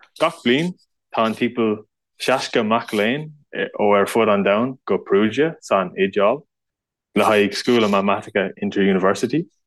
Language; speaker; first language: Irish; non-native, local second language; English